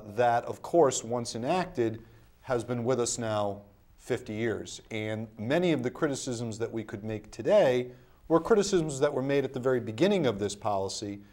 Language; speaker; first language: English; native; English